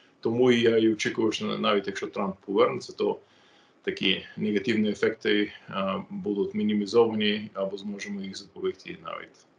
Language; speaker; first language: Ukrainian; non-native, fluent; English